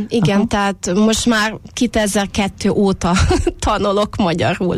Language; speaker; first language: Hungarian; non-native, fluent; Russian